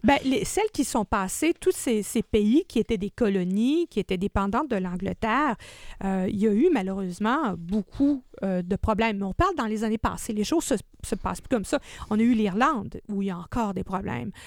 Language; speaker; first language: French; native; French